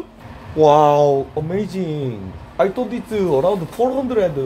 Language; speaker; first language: English; non-native, learner; Korean